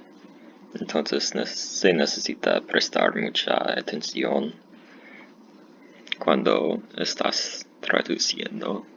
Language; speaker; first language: Spanish; non-native, learner; English